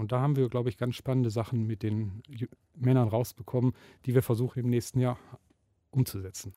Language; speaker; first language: German; native; German